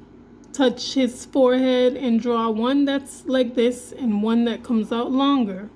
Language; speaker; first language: English; native; English